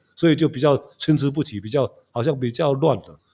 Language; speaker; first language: Chinese; native; Chinese